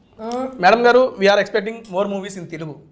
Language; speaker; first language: Telugu; native; Telugu